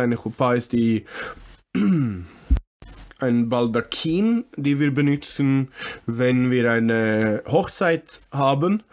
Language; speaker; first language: German; non-native, fluent; English